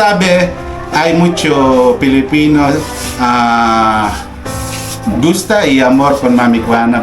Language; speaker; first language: Spanish; non-native, learner; Filipino